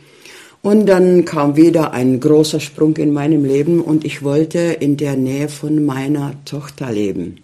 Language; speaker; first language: German; early bilingual, heritage; German